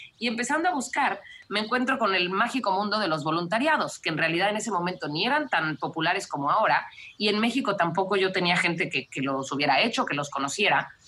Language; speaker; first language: Spanish; native; Spanish